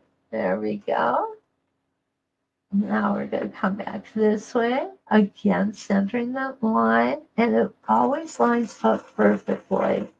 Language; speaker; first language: English; native; English